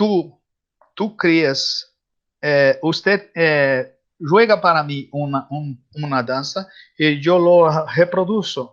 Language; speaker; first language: Spanish; non-native, learner; Portuguese